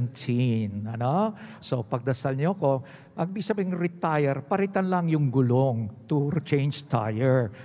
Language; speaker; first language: English; non-native, local second language; Filipino